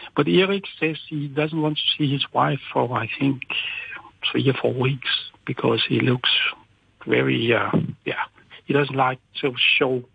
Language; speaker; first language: English; non-native, fluent; Danish